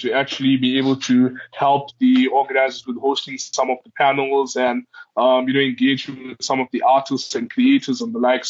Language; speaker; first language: English; native; English